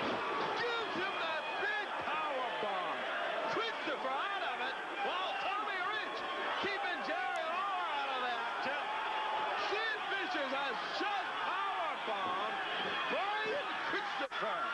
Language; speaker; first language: English; native; English